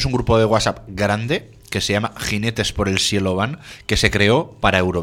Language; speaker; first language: Spanish; native; Spanish